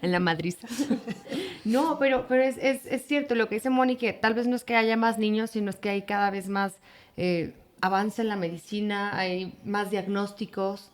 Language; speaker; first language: Spanish; native; Spanish